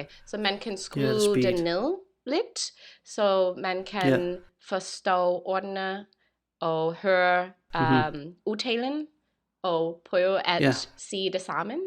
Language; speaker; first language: Danish; non-native, fluent; English